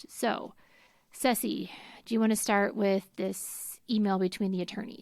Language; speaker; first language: English; native; English